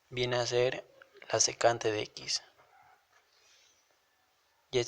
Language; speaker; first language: Spanish; native; Spanish